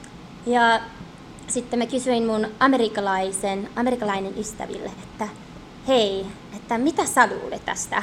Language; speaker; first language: Finnish; early bilingual, heritage; English